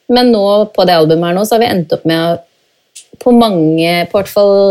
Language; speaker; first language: Norwegian; native; Norwegian